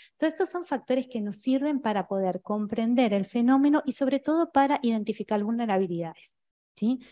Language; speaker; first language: Spanish; native; Spanish